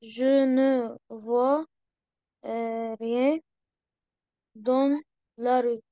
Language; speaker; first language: French; non-native, learner; Arabic